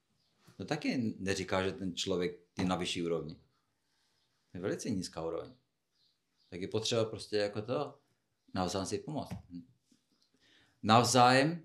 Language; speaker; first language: Czech; non-native, fluent; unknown